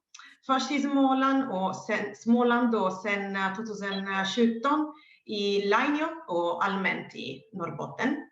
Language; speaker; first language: Swedish; non-native, fluent; Italian